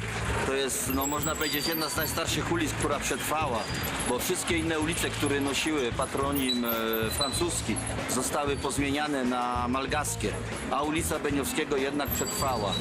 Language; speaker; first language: Polish; native; Polish